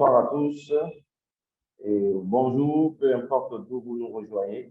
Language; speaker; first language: French; non-native, local second language; Yoruba